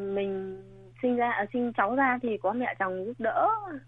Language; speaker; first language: Vietnamese; native; Vietnamese